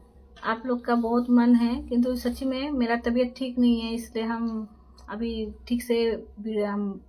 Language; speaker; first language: Hindi; non-native, local second language; Bangla